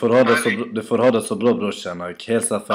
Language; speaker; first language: Swedish; native; Swedish